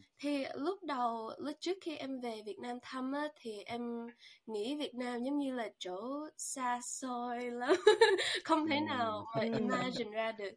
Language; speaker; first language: Vietnamese; early bilingual, heritage; Vietnamese